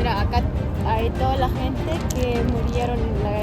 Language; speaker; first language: Spanish; non-native, fluent; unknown